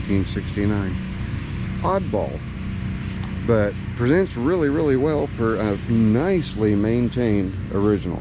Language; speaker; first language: English; native; English